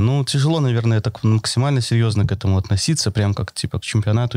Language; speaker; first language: Russian; native; Russian